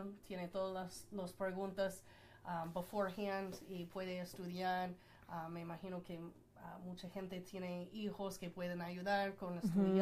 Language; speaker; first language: Spanish; non-native, fluent; English